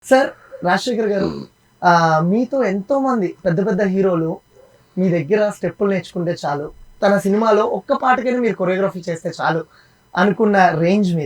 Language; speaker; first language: Telugu; native; Telugu